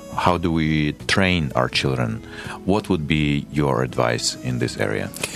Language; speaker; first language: English; non-native, fluent; Ukrainian